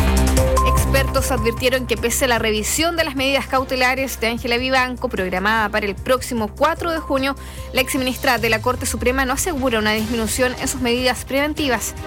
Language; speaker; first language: Spanish; native; Spanish